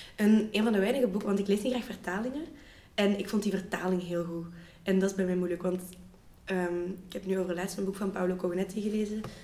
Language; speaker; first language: Dutch; native; Dutch